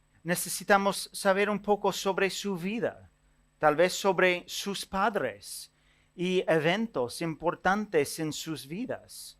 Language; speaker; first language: Spanish; non-native, fluent; English